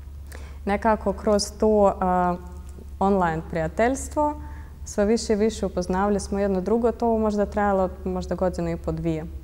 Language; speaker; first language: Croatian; non-native, fluent; Russian